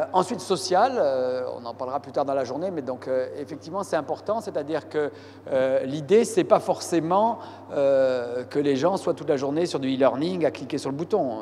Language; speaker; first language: French; native; French